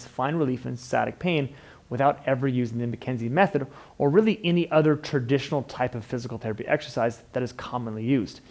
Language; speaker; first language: English; native; English